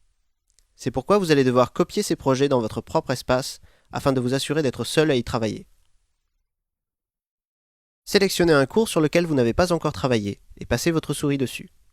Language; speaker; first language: French; native; French